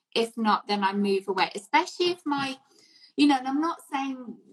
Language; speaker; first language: English; native; English